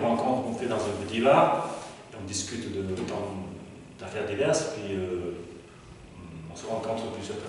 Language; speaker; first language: French; non-native, fluent; Spanish